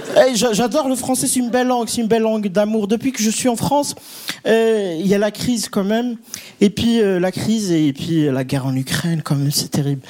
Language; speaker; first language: French; non-native, local second language; Kabyle